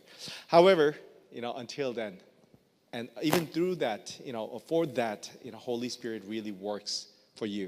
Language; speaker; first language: English; non-native, fluent; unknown